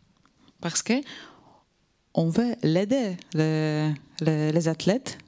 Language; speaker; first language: French; non-native, fluent; Polish